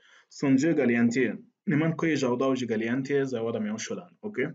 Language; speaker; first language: Chinese; non-native, fluent; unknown